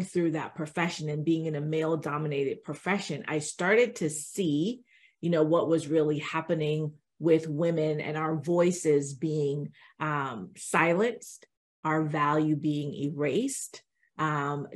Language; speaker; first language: English; native; English